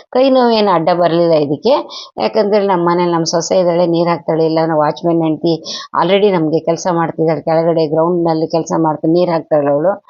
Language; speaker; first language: Kannada; native; Kannada